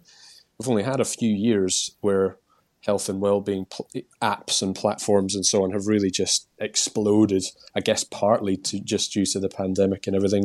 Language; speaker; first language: English; native; English